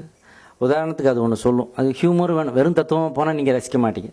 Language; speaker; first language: Tamil; native; Tamil